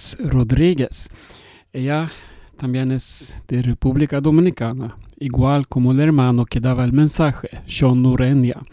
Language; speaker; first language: Spanish; non-native, fluent; Swedish